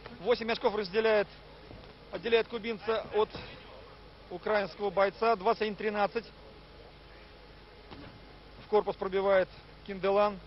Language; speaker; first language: Russian; native; Russian